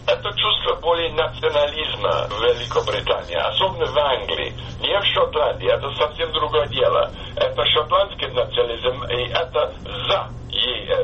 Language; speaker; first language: Russian; non-native, fluent; English